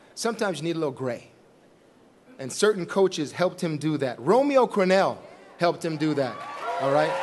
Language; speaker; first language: English; native; English